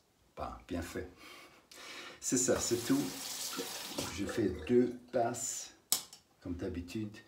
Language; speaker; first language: French; non-native, learner; English